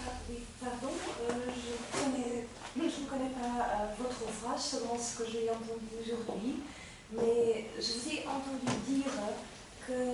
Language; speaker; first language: French; non-native, fluent; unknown